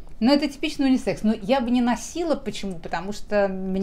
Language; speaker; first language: Russian; native; Russian